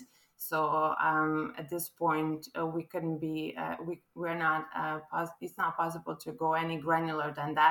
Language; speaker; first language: English; non-native, fluent; Croatian